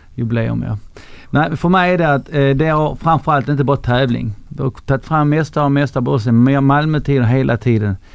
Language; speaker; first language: Swedish; non-native, fluent; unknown